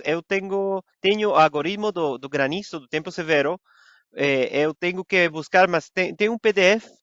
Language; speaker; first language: Portuguese; non-native, fluent; Spanish